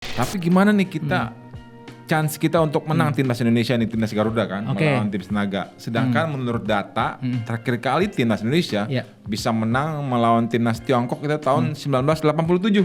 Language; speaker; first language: Indonesian; native; Indonesian